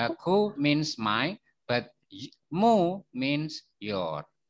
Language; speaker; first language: English; non-native, fluent; Indonesian